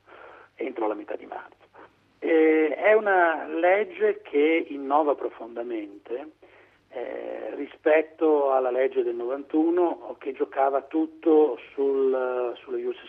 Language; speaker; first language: Italian; native; Italian